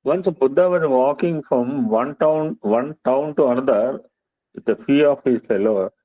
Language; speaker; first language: English; non-native, local second language; Telugu